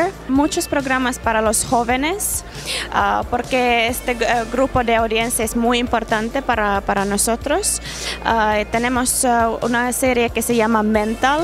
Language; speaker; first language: Spanish; non-native, fluent; Finnish